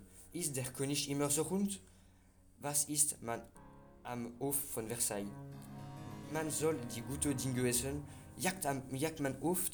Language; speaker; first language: German; non-native, learner; French